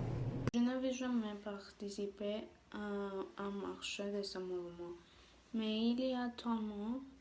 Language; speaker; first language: French; non-native, learner; Spanish